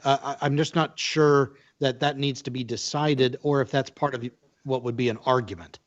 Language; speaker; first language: English; native; English